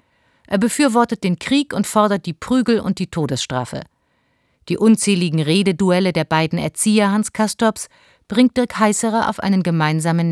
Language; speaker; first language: German; native; German